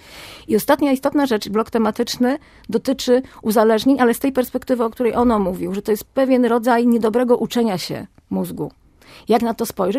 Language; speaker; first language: Polish; native; Polish